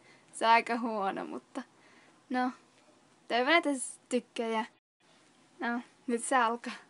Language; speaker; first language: Finnish; non-native, learner; Spanish